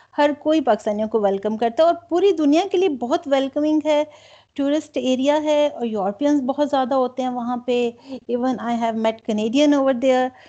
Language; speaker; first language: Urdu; non-native, local second language; Punjabi